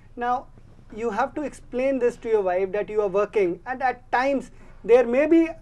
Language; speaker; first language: English; non-native, local second language; Hindi